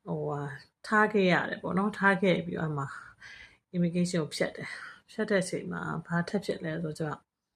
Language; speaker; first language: Burmese; native; Burmese